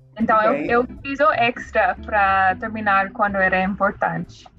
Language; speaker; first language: Portuguese; non-native, learner; English